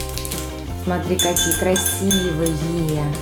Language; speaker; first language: Russian; native; Russian